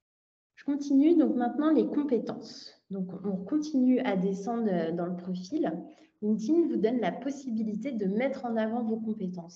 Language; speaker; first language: French; native; French